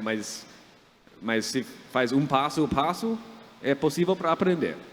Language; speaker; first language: Portuguese; non-native, fluent; English